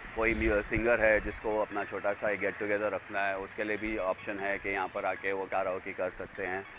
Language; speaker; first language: Hindi; native; Hindi